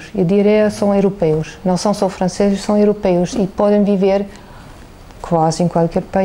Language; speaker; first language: Portuguese; non-native, fluent; German